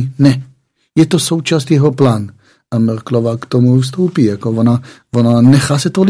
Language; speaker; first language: Czech; non-native, fluent; Hebrew